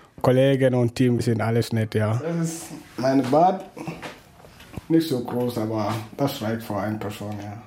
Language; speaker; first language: German; non-native, learner; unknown